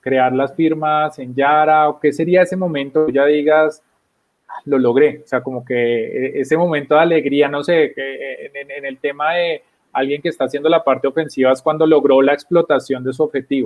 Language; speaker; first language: Spanish; native; Spanish